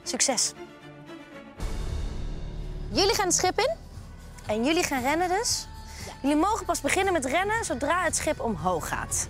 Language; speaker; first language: Dutch; native; Dutch